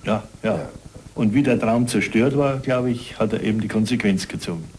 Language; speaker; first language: German; native; German